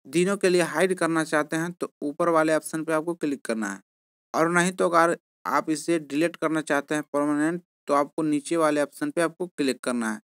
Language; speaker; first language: Hindi; native; Hindi